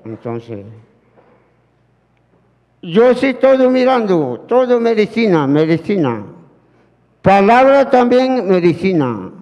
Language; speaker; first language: Spanish; non-native, learner; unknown